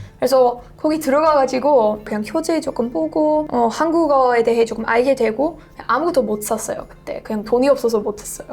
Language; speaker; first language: Korean; non-native, fluent; English